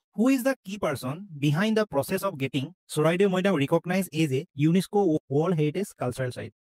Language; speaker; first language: English; non-native, local second language; Assamese